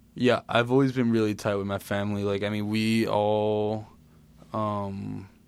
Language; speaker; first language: English; native; English